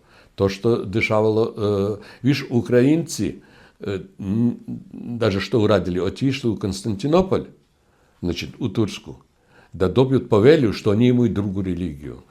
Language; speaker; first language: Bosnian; non-native, fluent; Russian